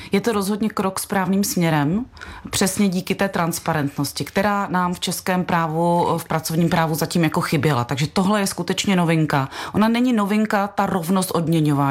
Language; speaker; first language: Czech; native; Czech